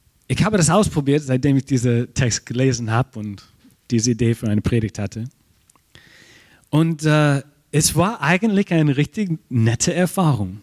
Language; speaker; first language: German; non-native, fluent; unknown